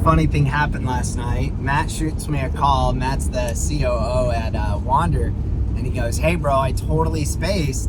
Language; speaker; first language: English; native; English